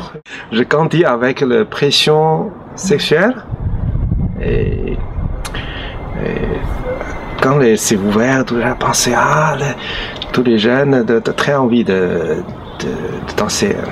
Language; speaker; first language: French; non-native, learner; Chinese